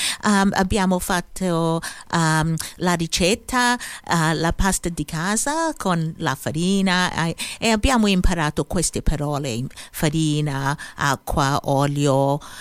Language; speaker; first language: Italian; early bilingual, heritage; Italian